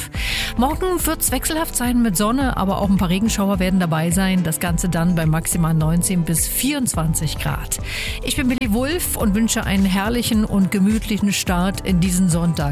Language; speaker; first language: German; native; German